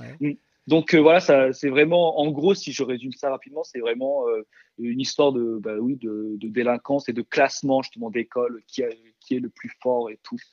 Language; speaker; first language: French; early bilingual, other home language; Korean